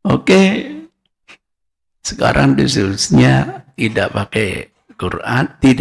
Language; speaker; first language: Indonesian; non-native, local second language; Javanese